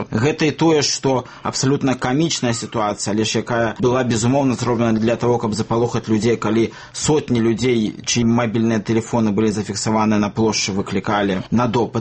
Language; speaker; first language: Belarusian; native; Belarusian